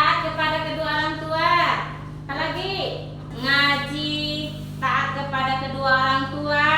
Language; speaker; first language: Indonesian; native; Indonesian